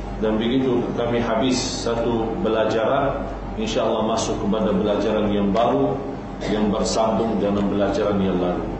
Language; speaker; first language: Malay; non-native, fluent; Arabic